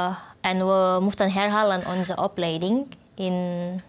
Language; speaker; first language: Dutch; non-native, learner; Indonesian